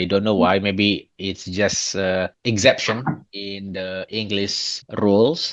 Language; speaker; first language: English; non-native, fluent; Indonesian